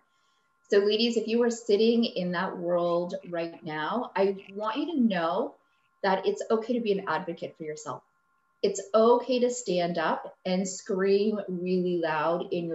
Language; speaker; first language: English; native; English